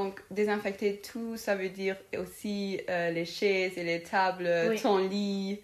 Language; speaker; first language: French; non-native, local second language; Luxembourgish